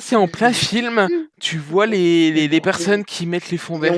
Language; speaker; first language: French; native; French